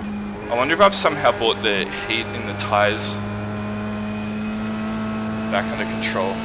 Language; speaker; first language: English; native; English